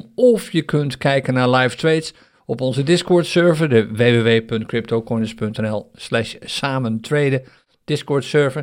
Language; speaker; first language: Dutch; native; Dutch